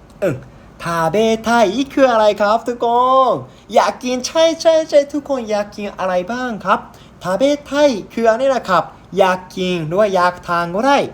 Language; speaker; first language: Thai; non-native, learner; Japanese